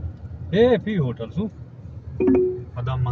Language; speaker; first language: Arabic; non-native, learner; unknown